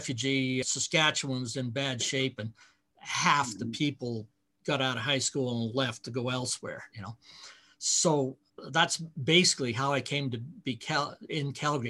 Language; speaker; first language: English; native; English